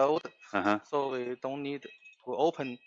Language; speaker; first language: English; non-native, learner; Chinese